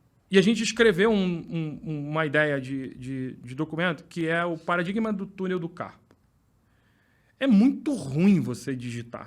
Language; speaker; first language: Portuguese; native; Portuguese